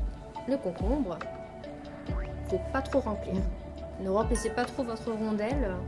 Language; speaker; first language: French; native; French